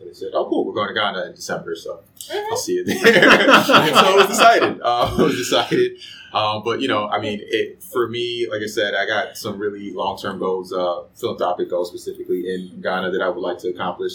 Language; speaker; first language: English; early bilingual, other home language; Akan